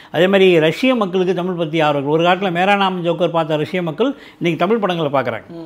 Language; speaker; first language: Tamil; native; Tamil